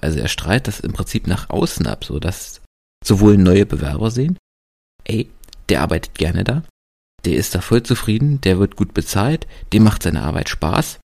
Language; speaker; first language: German; native; German